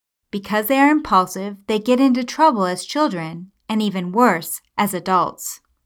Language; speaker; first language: English; native; English